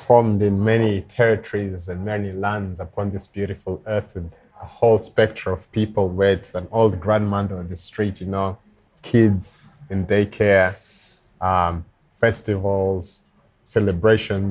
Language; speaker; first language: English; non-native, local second language; Luo (Kenya and Tanzania)